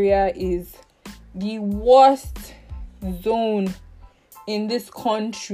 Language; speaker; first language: English; non-native, local second language; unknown